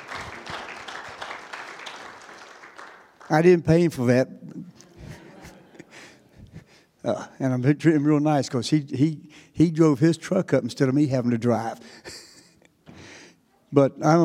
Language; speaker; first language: English; native; English